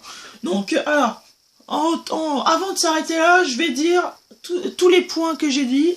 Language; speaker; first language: French; native; French